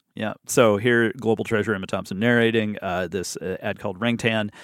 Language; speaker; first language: English; native; English